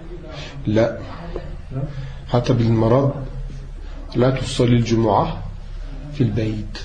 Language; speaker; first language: Arabic; non-native, fluent; French